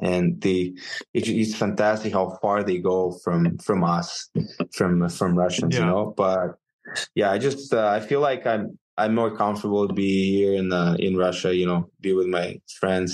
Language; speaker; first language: English; non-native, fluent; Russian